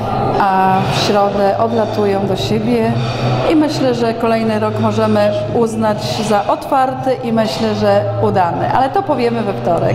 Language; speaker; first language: Polish; native; Polish